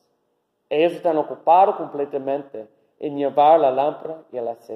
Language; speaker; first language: Spanish; non-native, learner; English